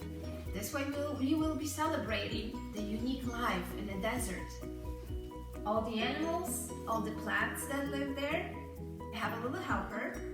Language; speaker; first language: English; non-native, fluent; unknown